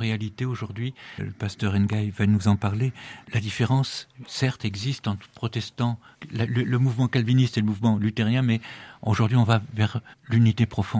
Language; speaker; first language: French; native; French